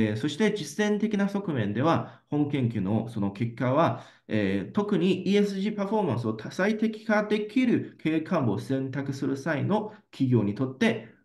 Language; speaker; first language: Japanese; non-native, fluent; Chinese